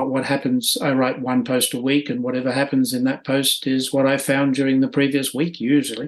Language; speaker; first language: English; native; English